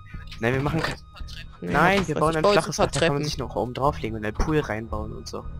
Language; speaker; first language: German; native; German